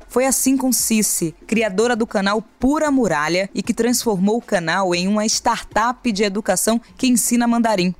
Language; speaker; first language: Portuguese; native; Portuguese